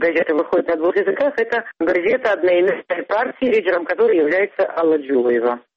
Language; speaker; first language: Russian; non-native, local second language; Ossetic